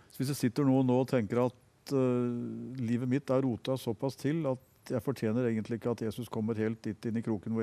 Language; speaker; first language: Norwegian; native; Norwegian